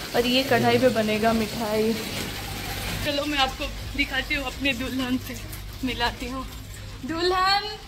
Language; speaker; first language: Hindi; non-native, local second language; Odia